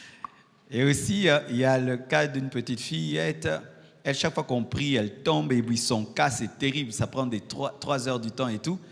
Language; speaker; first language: French; non-native, local second language; Lingala